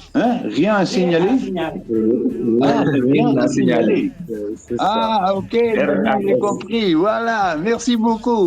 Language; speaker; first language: French; non-native, fluent; Dutch